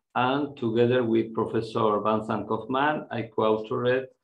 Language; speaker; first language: English; non-native, fluent; Spanish